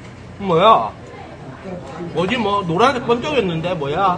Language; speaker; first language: Korean; native; Korean